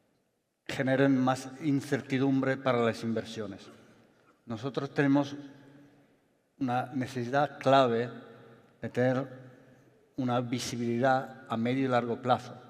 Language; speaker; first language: Spanish; non-native, fluent; Italian